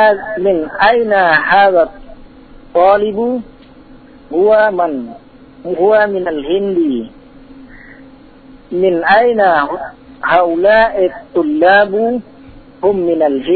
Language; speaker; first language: Arabic; non-native, learner; Indonesian